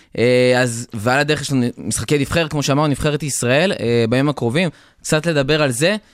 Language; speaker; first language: Hebrew; native; Hebrew